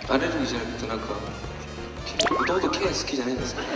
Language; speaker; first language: Japanese; non-native, fluent; Korean